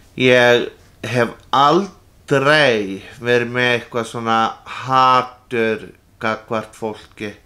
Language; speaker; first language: Icelandic; non-native, fluent; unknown